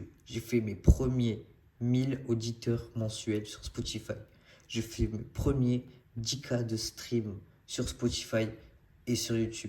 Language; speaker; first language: French; native; French